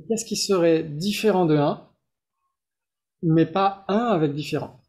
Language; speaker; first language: French; native; French